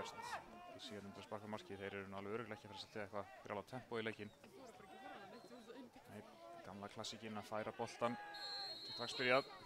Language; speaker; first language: Icelandic; native; Icelandic